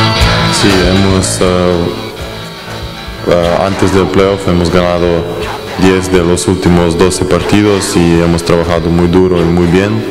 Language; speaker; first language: Spanish; non-native, fluent; Serbian